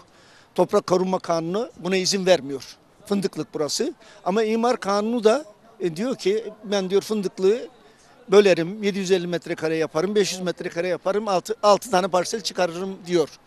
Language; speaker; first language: Turkish; native; Turkish